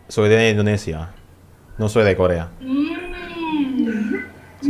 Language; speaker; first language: Spanish; non-native, learner; Indonesian